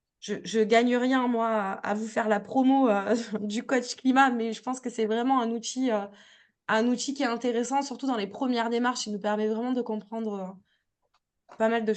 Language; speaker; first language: French; native; French